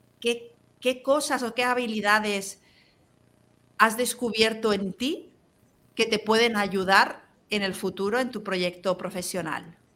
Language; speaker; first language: Spanish; native; Spanish